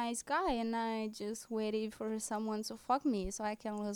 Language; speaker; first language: English; non-native, fluent; Romanian